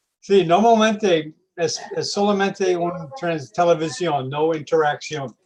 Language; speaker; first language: Spanish; non-native, learner; English